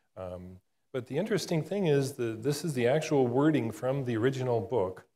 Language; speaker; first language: English; native; English